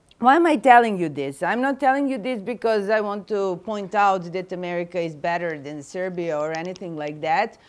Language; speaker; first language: English; non-native, fluent; Serbian